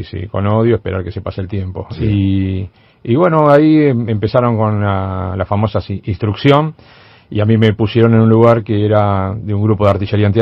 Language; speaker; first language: Spanish; native; Spanish